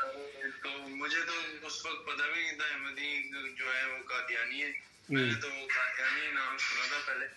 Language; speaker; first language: Urdu; native; Urdu